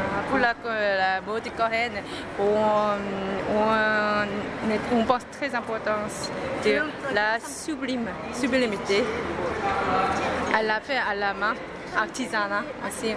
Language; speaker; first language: French; non-native, fluent; Korean